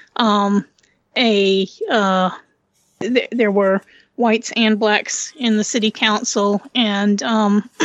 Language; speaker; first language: English; native; English